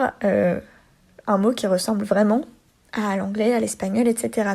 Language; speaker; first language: French; native; French